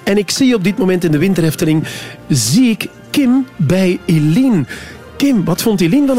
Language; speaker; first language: Dutch; native; Dutch